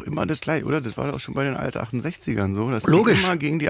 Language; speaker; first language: German; native; German